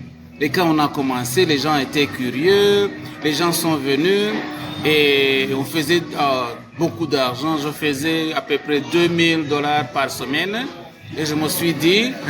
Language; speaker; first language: French; non-native, local second language; Kinyarwanda